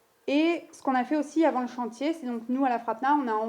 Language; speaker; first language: French; native; French